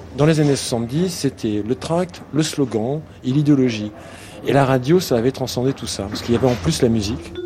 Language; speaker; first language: French; native; French